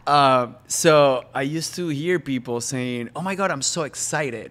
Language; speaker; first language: English; non-native, fluent; Spanish